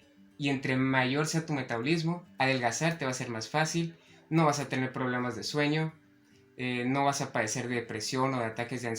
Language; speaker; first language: Spanish; native; Spanish